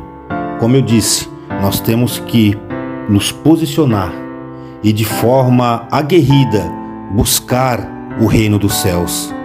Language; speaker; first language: Portuguese; native; Portuguese